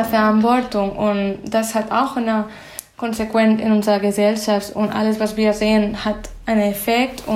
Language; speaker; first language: German; non-native, fluent; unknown